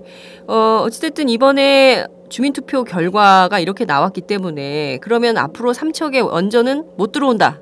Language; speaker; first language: Korean; native; Korean